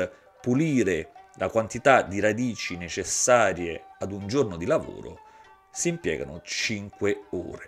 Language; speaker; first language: Italian; native; Italian